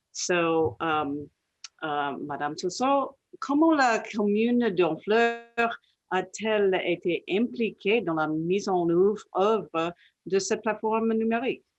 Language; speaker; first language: French; non-native, learner; English